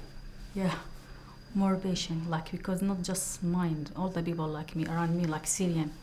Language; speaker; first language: English; non-native, learner; Arabic